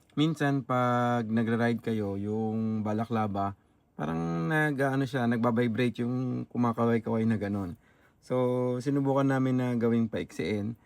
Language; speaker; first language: Filipino; native; Filipino